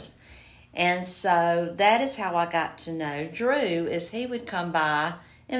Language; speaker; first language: English; native; English